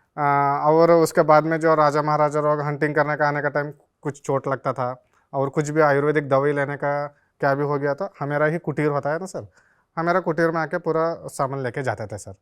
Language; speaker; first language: Hindi; non-native, local second language; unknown